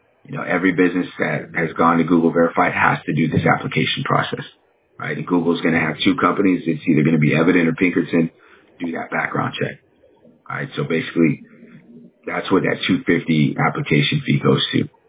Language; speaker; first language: English; native; English